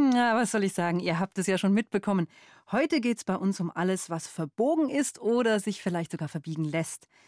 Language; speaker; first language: German; native; German